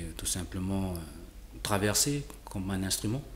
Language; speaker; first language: French; native; French